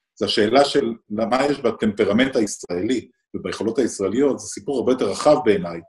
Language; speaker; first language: Hebrew; native; Hebrew